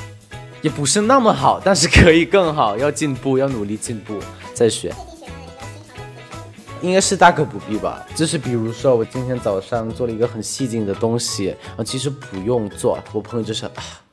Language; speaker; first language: Chinese; non-native, fluent; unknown